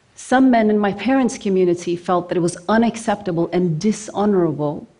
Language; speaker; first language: English; non-native, fluent; Norwegian